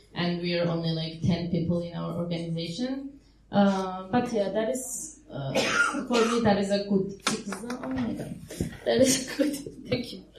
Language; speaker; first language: English; non-native, fluent; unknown